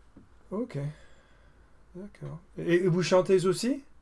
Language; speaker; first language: French; non-native, fluent; English